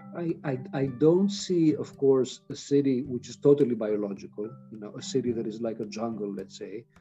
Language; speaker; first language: English; non-native, fluent; Greek